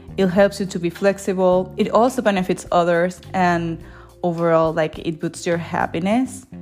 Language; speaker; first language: English; non-native, fluent; Spanish